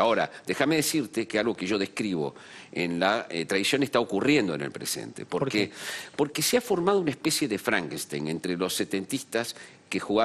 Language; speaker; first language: Spanish; native; Spanish